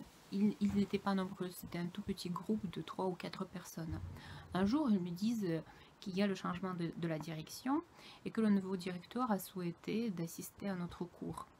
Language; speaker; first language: French; non-native, fluent; Russian